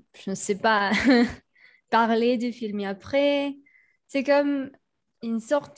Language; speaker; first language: French; non-native, learner; Spanish